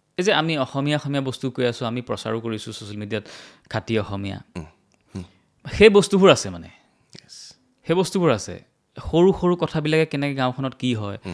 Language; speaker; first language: Assamese; native; Assamese